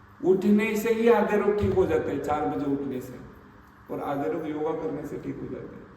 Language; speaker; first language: Hindi; non-native, local second language; Marathi